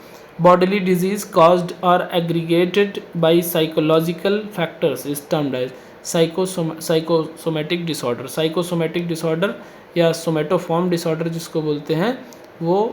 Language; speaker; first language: Hindi; native; Hindi